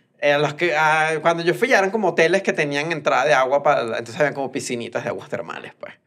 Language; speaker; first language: Spanish; native; Spanish